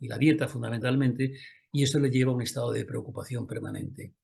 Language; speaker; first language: Spanish; native; Spanish